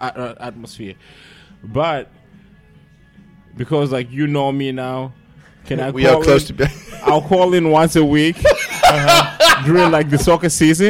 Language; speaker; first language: English; native; English